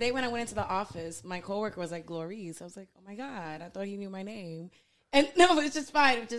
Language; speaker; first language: English; early bilingual, other home language; Spanish